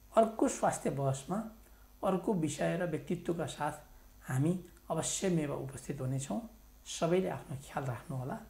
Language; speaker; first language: Nepali; native; Nepali